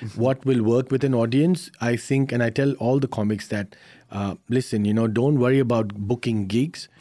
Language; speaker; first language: English; early bilingual, heritage; Arabic